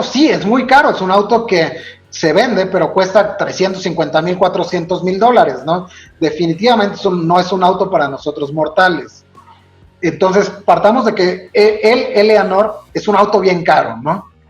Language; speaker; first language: Spanish; native; Spanish